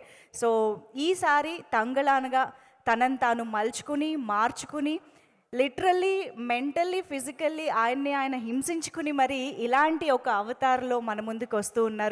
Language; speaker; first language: Telugu; native; Telugu